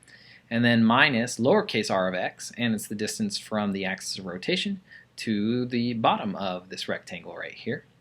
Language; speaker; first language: English; native; English